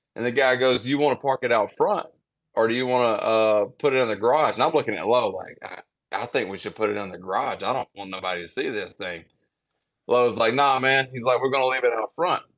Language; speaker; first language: English; native; English